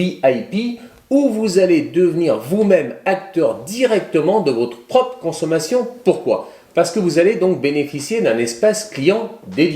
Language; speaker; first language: French; native; French